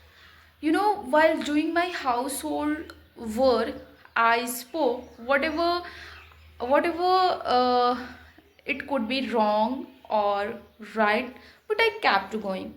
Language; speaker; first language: English; non-native, fluent; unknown